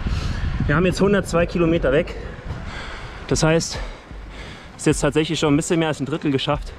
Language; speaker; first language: German; native; German